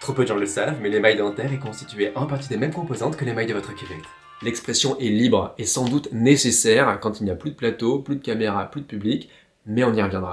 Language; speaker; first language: French; native; French